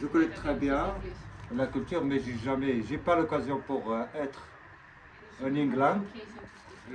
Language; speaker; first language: French; non-native, learner; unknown